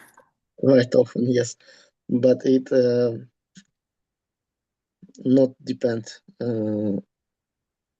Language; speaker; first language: English; non-native, learner; Russian